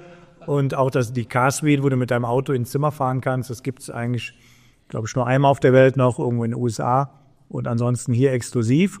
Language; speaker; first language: German; native; German